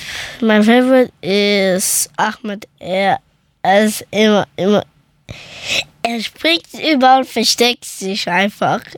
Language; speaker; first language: German; early bilingual, other home language; Persian